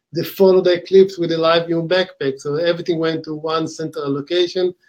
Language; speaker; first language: English; non-native, fluent; Hebrew